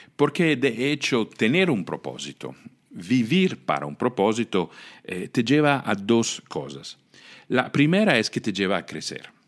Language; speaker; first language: Spanish; non-native, fluent; Italian